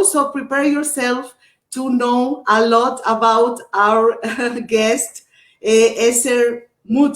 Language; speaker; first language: English; non-native, learner; Portuguese